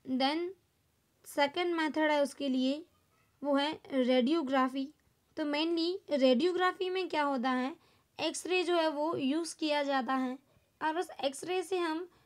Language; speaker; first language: Hindi; non-native, local second language; Gujarati